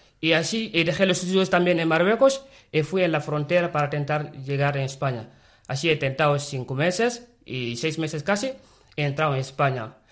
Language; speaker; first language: Spanish; non-native, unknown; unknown